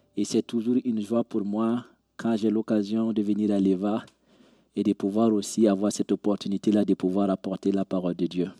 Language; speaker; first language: French; non-native, local second language; Mossi